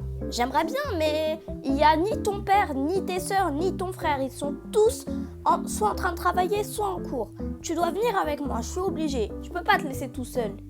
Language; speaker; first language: French; native; French